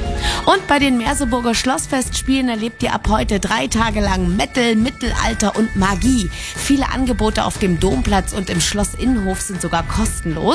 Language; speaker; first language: German; native; German